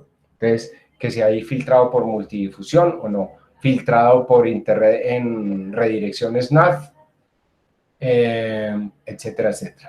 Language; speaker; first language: Spanish; native; Spanish